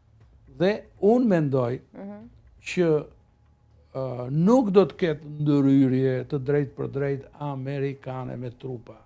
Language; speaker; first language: Albanian; native; Albanian